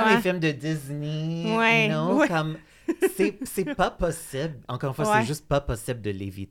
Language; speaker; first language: French; native; French